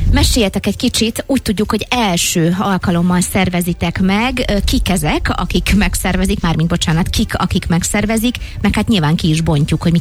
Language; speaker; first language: Hungarian; native; Hungarian